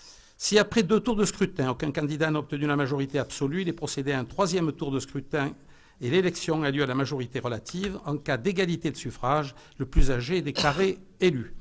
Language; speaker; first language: French; native; French